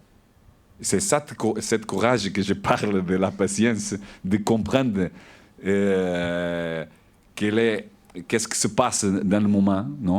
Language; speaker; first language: French; non-native, learner; Portuguese